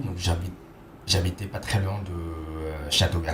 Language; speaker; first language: French; non-native, fluent; Khmer